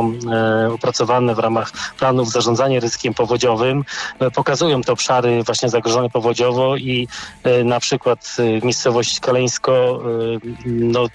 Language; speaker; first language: Polish; native; Polish